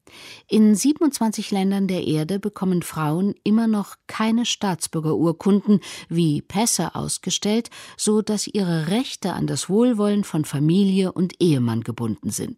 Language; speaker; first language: German; native; German